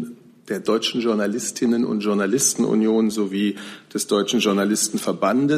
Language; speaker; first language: German; native; German